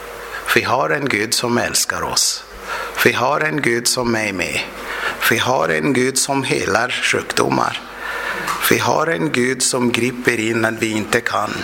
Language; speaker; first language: Swedish; non-native, fluent; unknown